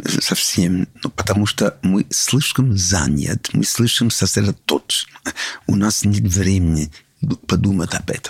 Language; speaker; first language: Russian; non-native, learner; English